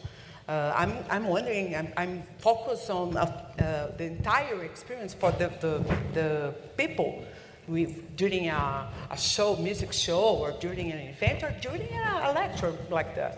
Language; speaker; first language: English; non-native, learner; Portuguese